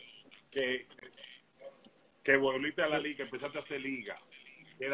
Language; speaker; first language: Spanish; native; Spanish